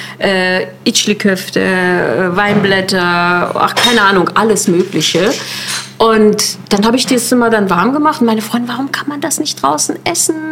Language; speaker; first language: German; early bilingual, other home language; Turkish